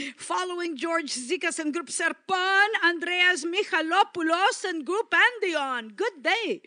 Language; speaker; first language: English; early bilingual, other home language; Greek